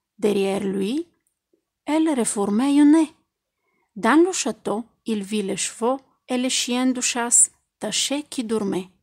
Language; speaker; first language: French; non-native, fluent; Bulgarian